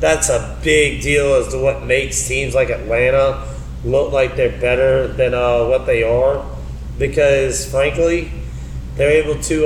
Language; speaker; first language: English; native; English